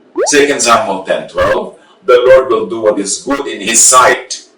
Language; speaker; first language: English; non-native, local second language; Filipino